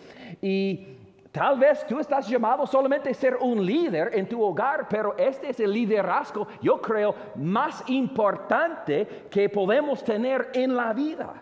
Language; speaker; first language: Spanish; non-native, fluent; English